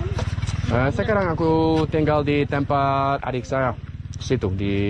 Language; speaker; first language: Indonesian; non-native, learner; Dutch